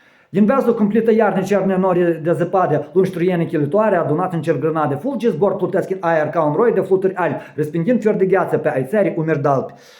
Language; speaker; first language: Romanian; non-native, learner; Ukrainian